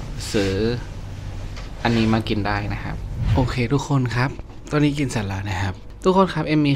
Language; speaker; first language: Thai; non-native, fluent; Indonesian